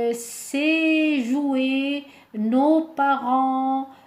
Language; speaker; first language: French; non-native, local second language; Arabic